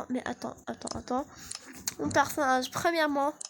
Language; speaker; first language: French; non-native, learner; Arabic